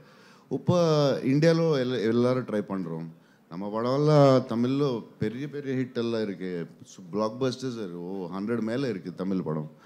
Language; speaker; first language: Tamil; non-native, learner; Telugu